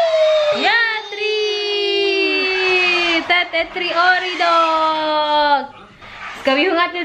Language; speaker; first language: Swedish; non-native, learner; Indonesian